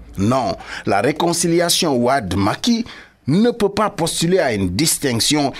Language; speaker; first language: French; non-native, local second language; Wolof